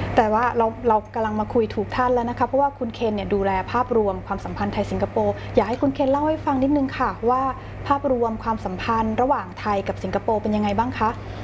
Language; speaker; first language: Thai; native; Thai